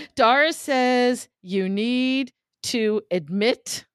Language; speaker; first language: English; native; English